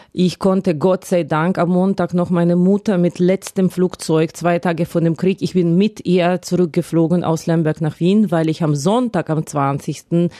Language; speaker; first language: German; non-native, fluent; Ukrainian